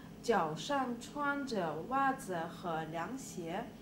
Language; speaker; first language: Chinese; non-native, fluent; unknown